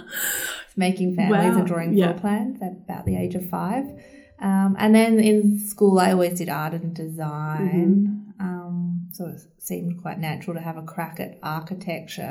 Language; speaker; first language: English; native; English